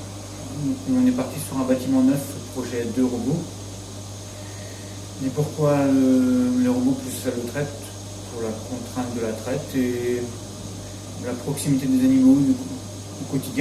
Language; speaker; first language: French; native; French